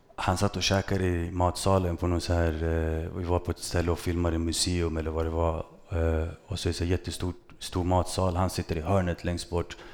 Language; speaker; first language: Swedish; early bilingual, other home language; Kurdish